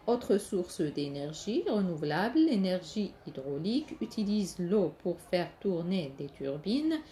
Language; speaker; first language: French; non-native, local second language; Arabic